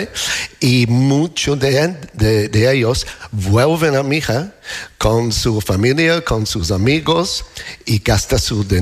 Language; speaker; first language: Spanish; non-native, learner; English